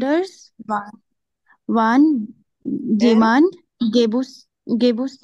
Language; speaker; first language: German; non-native, learner; Bangla